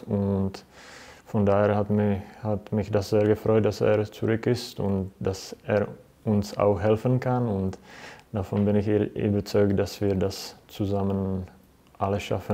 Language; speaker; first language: German; non-native, fluent; Czech